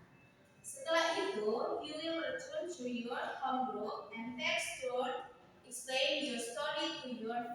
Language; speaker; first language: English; non-native, learner; Indonesian